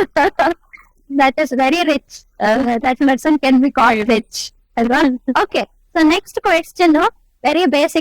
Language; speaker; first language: English; non-native, local second language; Kannada